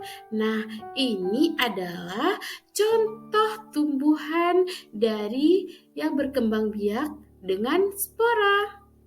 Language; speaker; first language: Indonesian; native; Indonesian